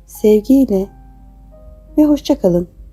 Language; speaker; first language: Turkish; native; Turkish